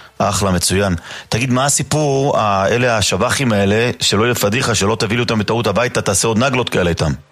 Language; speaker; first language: Hebrew; native; Hebrew